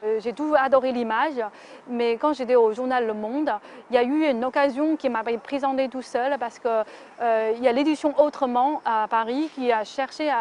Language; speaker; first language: French; non-native, fluent; Chinese